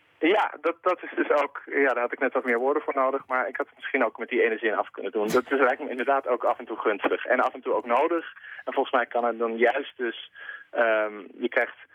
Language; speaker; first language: Dutch; native; Dutch